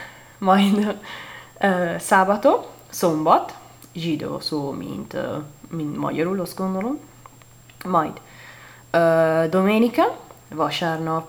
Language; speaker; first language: Hungarian; non-native, learner; Italian